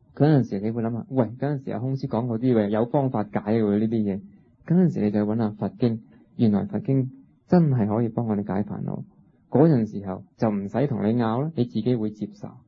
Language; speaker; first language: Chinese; non-native, local second language; Cantonese